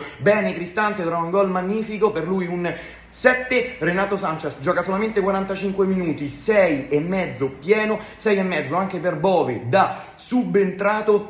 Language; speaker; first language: Italian; native; Italian